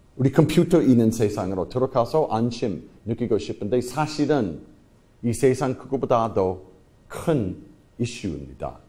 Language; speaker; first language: Korean; non-native, fluent; English